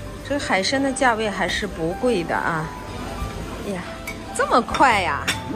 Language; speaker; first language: Chinese; native; Chinese